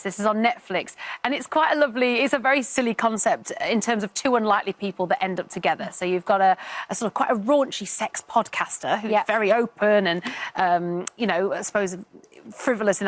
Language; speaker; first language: English; native; English